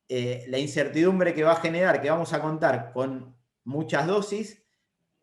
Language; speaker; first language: Spanish; native; Spanish